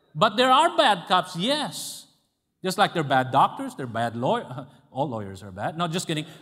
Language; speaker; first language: English; non-native, local second language; Filipino